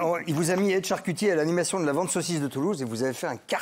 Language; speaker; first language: French; native; French